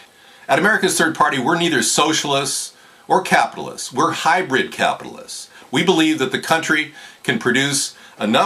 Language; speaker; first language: English; native; English